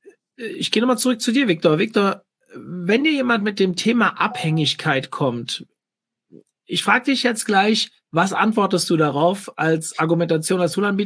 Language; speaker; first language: German; native; German